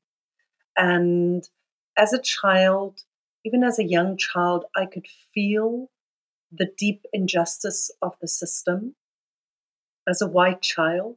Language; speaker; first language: English; native; English